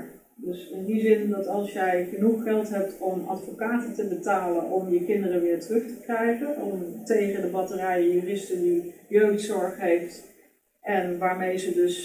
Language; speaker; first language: Dutch; native; Dutch